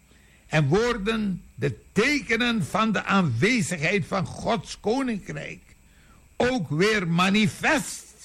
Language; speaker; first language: Dutch; native; Dutch